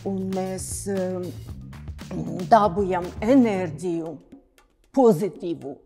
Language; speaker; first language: Latvian; non-native, learner; Russian